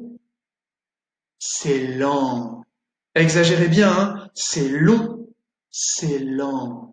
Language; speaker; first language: French; native; French